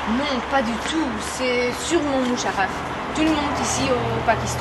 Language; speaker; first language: French; non-native, learner; Dutch